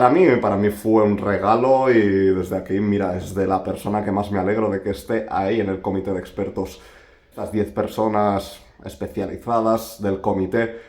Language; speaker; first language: Spanish; native; Spanish